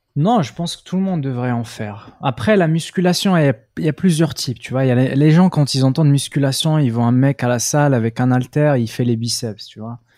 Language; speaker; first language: French; non-native, local second language; Arabic